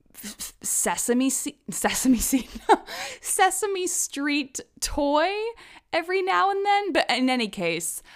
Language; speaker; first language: English; early bilingual, other home language; Czech